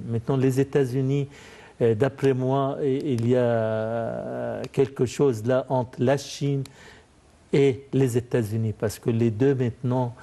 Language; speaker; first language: French; non-native, fluent; Arabic